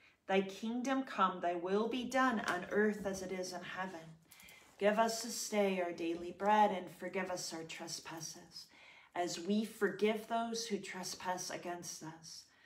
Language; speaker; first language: English; native; English